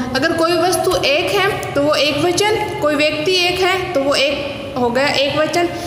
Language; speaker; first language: Hindi; native; Hindi